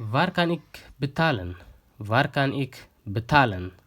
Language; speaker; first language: Dutch; non-native, fluent; Tigrinya